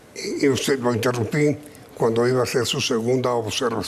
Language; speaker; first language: Spanish; native; Spanish